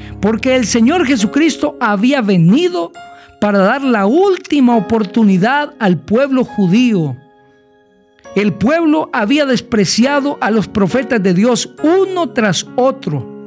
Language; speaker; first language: Spanish; native; Spanish